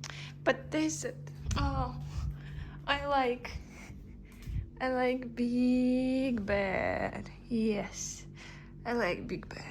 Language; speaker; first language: English; non-native, learner; Russian